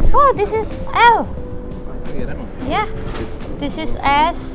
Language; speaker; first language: English; non-native, learner; Indonesian